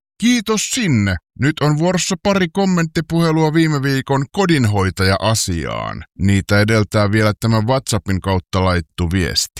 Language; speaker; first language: Finnish; native; Finnish